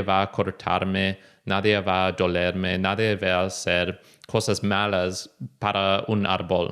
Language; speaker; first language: Spanish; non-native, fluent; English